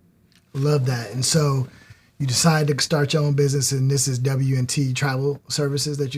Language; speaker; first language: English; native; English